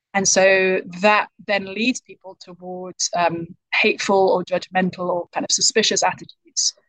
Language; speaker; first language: English; native; English